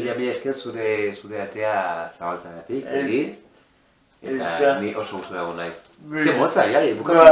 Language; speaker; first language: Basque; non-native, local second language; Spanish